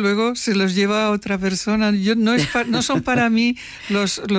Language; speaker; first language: Spanish; non-native, local second language; Catalan